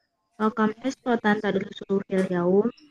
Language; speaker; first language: Arabic; non-native, learner; Indonesian